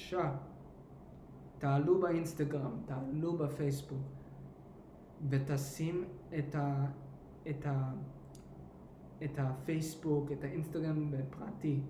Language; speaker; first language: Hebrew; early bilingual, heritage; English